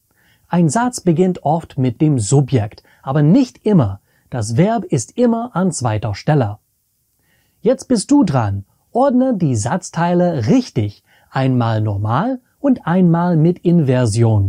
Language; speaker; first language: German; non-native, fluent; English